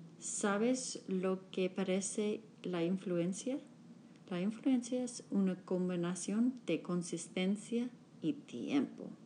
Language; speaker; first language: Spanish; non-native, learner; English